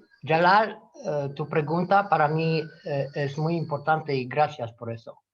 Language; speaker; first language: Spanish; non-native, fluent; Romanian